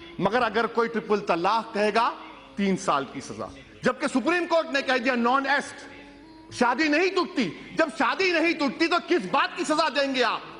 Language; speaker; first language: Urdu; native; Urdu